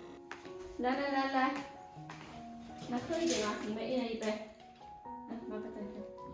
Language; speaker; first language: Chinese; native; Chinese